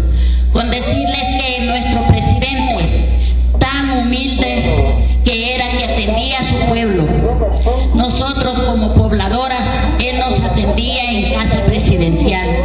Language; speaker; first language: Spanish; native; Spanish